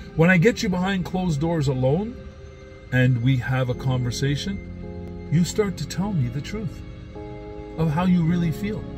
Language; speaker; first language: English; native; English